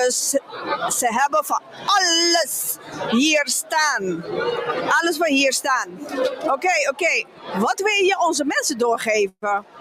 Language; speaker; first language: Dutch; non-native, local second language; Papiamento